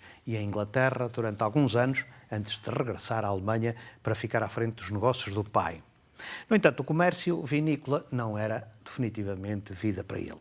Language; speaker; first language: Portuguese; native; Portuguese